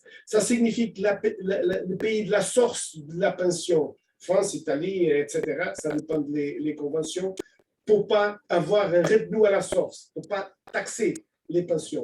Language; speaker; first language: French; non-native, fluent; Portuguese